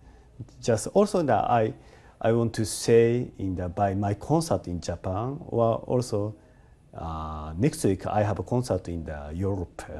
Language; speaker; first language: English; non-native, learner; Japanese